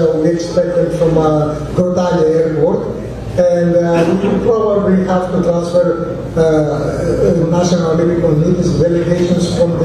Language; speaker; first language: English; non-native, fluent; Greek